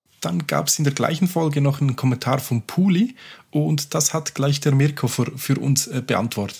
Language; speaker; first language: German; native; German